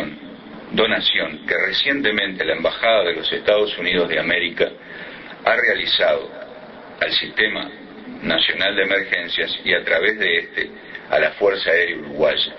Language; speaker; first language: Spanish; native; Spanish